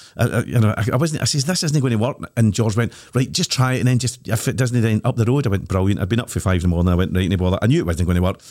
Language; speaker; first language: English; native; English